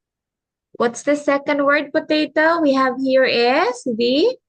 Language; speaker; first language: English; non-native, local second language; Filipino